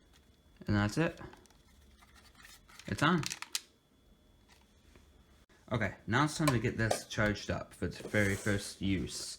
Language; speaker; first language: English; native; English